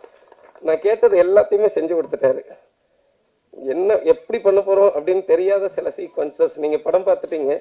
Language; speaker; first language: Tamil; native; Tamil